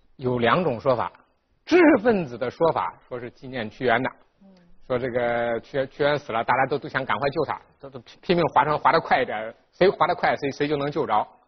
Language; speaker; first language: Chinese; native; Chinese